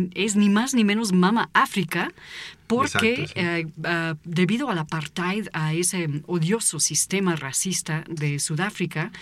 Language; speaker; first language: Spanish; non-native, fluent; English